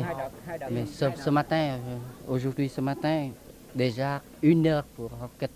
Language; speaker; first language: French; non-native, learner; Vietnamese